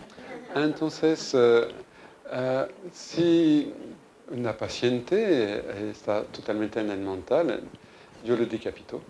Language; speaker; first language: Spanish; non-native, fluent; French